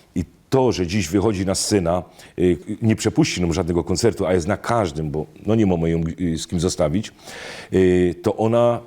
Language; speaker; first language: Polish; native; Polish